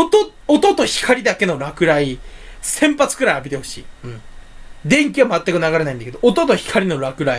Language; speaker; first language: Japanese; native; Japanese